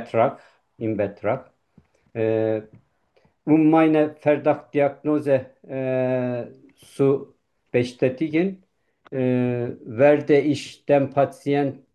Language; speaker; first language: German; non-native, learner; Turkish